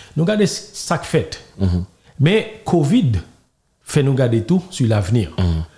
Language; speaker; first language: French; non-native, local second language; Haitian Creole